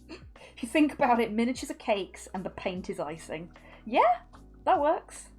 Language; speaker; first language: English; native; English